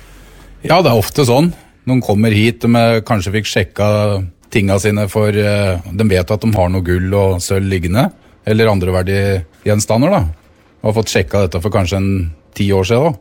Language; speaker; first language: Norwegian; native; Norwegian